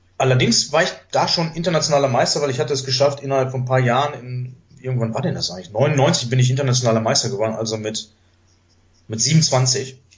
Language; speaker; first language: German; native; German